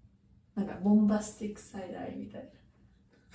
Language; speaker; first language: Japanese; native; Japanese